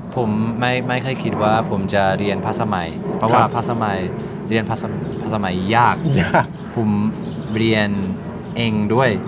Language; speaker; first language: Thai; non-native, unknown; English